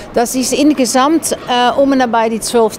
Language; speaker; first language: German; non-native, fluent; Dutch